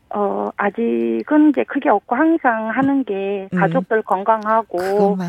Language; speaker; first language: Korean; native; Korean